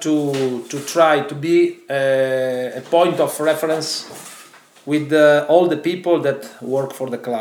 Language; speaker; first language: English; non-native, learner; Italian